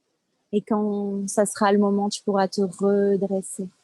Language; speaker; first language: French; native; French